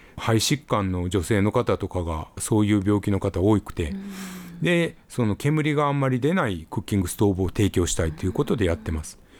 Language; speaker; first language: Japanese; native; Japanese